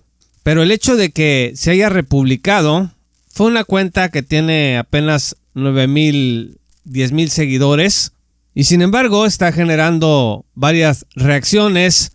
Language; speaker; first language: Spanish; native; Spanish